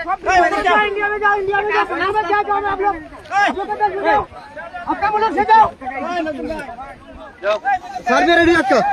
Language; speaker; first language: Hindi; non-native, learner; Bangla